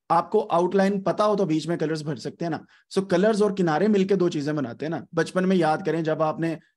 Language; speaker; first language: Urdu; non-native, local second language; Punjabi